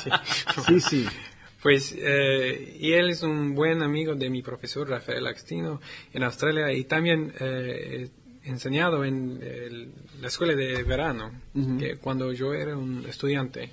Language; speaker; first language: Spanish; non-native, learner; English